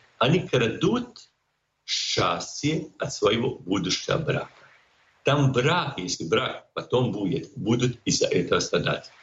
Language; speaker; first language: Russian; non-native, fluent; Croatian